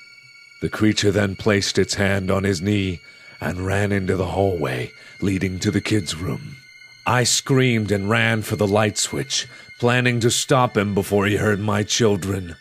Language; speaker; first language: English; native; English